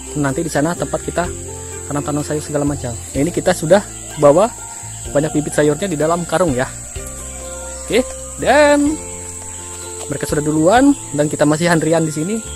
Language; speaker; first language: Indonesian; non-native, local second language; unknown